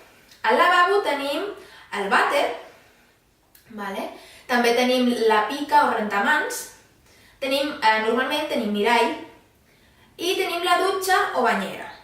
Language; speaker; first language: Catalan; non-native, fluent; Spanish